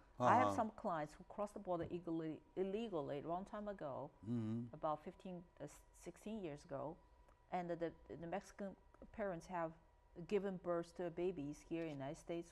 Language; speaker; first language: English; non-native, fluent; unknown